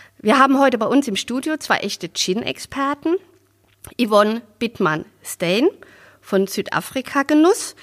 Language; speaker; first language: German; native; German